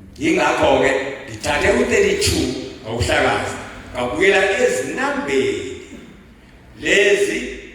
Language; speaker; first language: Zulu; native; Zulu